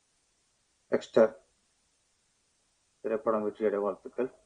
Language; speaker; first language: Tamil; native; Tamil